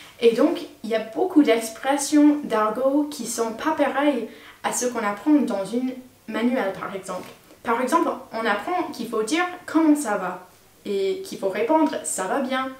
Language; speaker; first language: French; non-native, fluent; English